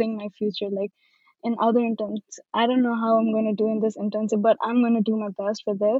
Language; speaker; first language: English; non-native, local second language; Nepali